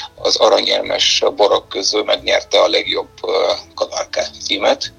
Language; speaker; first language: Hungarian; non-native, fluent; Bulgarian